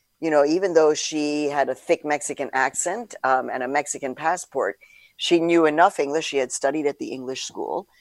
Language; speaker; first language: English; early bilingual, other home language; Spanish